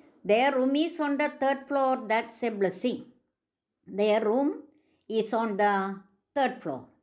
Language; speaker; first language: English; non-native, local second language; Malayalam